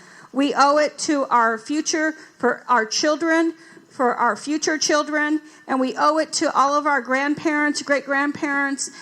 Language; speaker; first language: English; native; English